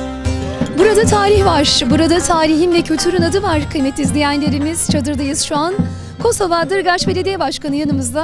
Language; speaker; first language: Turkish; native; Turkish